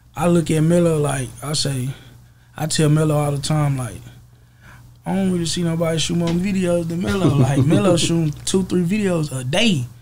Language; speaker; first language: English; native; English